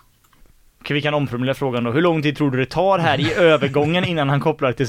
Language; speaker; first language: Swedish; native; Swedish